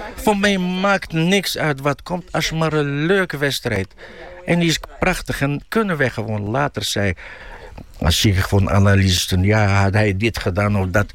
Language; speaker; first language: Dutch; non-native, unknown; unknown